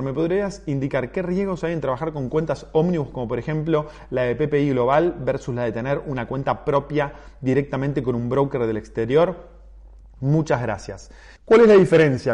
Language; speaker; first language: Spanish; native; Spanish